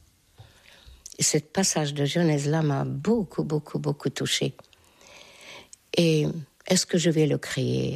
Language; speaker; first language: French; non-native, fluent; Hungarian